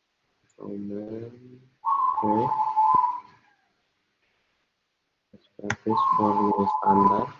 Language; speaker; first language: English; non-native, learner; Indonesian